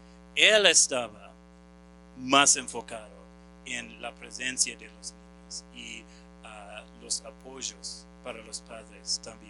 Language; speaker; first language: Spanish; non-native, fluent; English